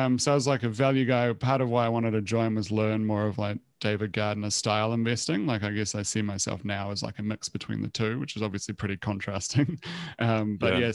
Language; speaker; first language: English; native; English